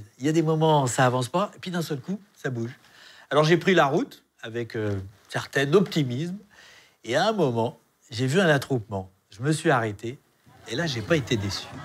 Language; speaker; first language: French; native; French